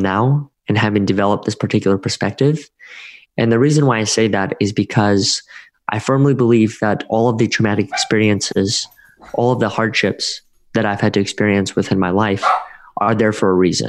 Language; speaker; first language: English; early bilingual, other home language; Russian